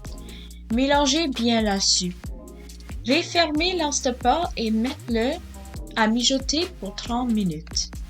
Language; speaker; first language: French; non-native, learner; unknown